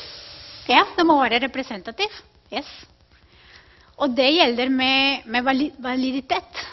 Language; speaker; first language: Norwegian; non-native, fluent; Spanish